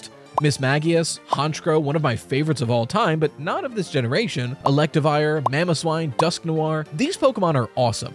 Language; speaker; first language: English; native; English